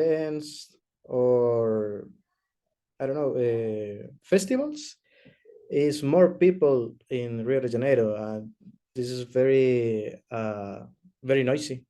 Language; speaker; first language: English; non-native, learner; Spanish